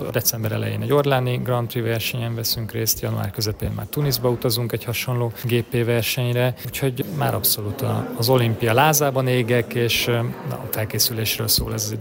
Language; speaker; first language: Hungarian; native; Hungarian